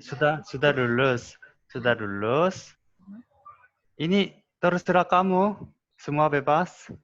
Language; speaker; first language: Indonesian; non-native, learner; Korean